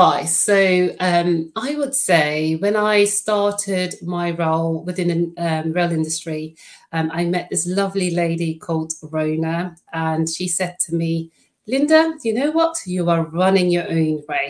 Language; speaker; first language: English; non-native, fluent; Dutch